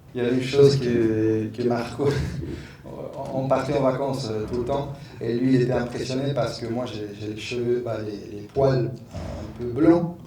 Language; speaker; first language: French; non-native, fluent; Spanish